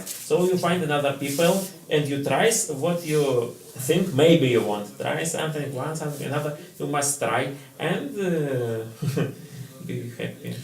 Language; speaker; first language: English; non-native, learner; Russian